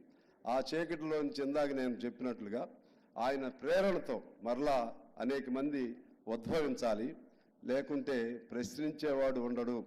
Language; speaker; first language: Telugu; native; Telugu